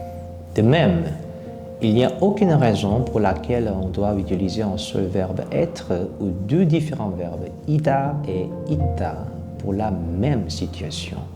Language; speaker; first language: French; non-native, fluent; Korean